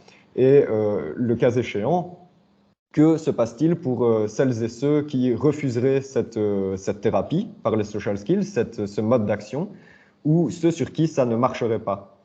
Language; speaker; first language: French; native; French